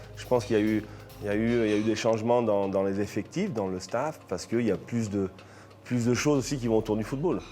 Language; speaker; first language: French; native; French